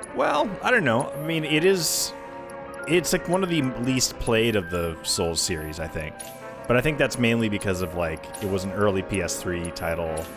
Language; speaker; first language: English; native; English